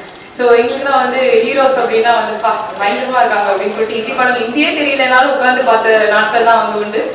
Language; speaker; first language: Tamil; native; Tamil